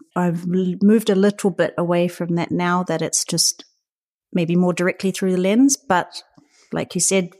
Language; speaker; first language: English; native; English